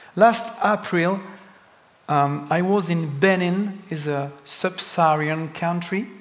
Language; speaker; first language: English; non-native, fluent; French